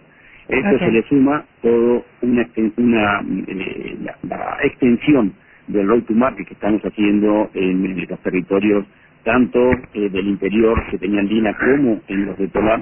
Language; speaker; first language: Spanish; native; Spanish